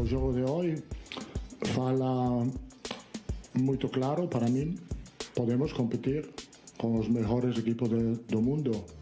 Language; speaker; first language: Portuguese; non-native, learner; Italian